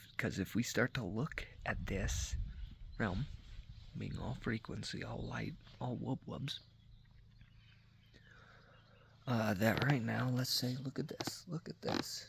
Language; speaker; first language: English; native; English